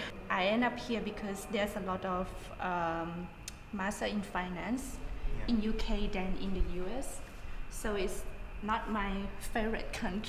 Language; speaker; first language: English; non-native, fluent; Thai